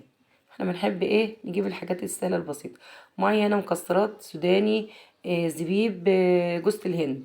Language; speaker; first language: Arabic; native; Arabic